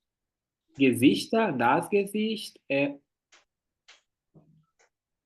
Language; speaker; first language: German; non-native, fluent; Portuguese